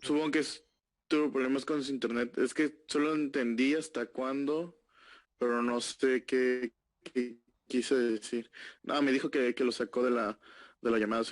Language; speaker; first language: Spanish; native; Spanish